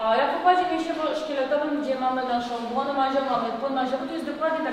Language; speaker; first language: Polish; native; Polish